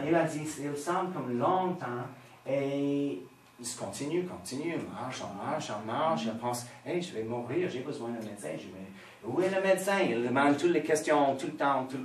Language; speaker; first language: French; non-native, fluent; English